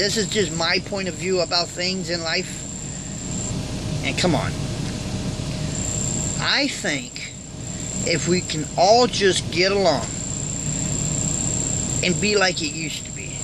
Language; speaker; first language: English; native; English